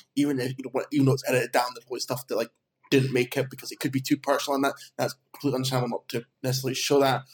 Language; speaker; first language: English; native; English